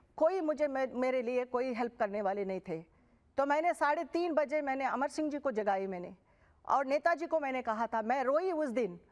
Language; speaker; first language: Hindi; non-native, local second language; Telugu